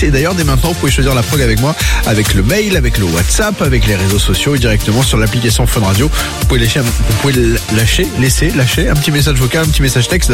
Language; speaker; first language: French; native; French